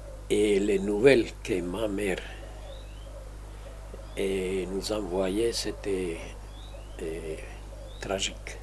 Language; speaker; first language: French; non-native, fluent; Spanish